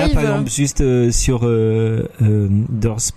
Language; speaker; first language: French; native; French